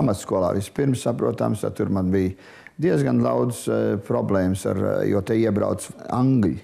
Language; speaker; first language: Latvian; early bilingual, heritage; Latvian